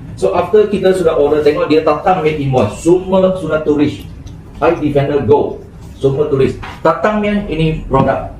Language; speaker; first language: Malay; non-native, local second language; Chinese